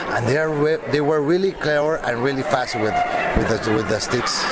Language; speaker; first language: English; non-native, fluent; Spanish